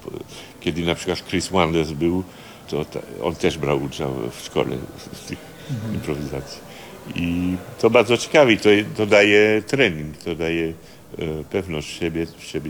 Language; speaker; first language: Polish; early bilingual, heritage; Polish